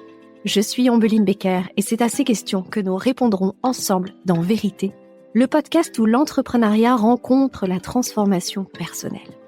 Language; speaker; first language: French; native; French